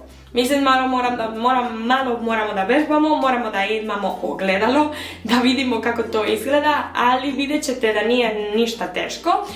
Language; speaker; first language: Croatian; early bilingual, heritage; Spanish